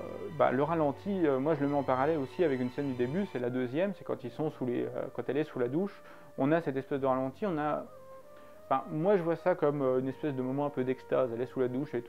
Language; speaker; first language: French; native; French